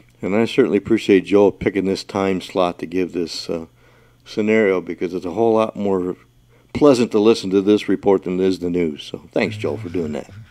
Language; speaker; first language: English; native; English